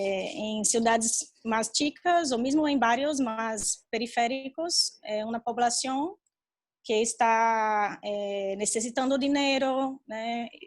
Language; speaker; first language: Spanish; non-native, fluent; Portuguese